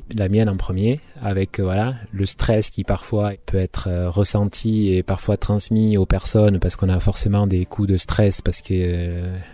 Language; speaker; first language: French; native; French